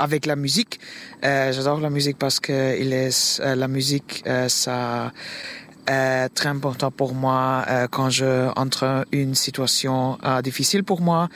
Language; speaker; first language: French; non-native, learner; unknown